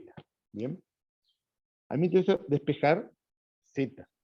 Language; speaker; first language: Spanish; native; Spanish